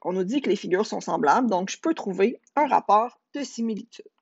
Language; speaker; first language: French; native; French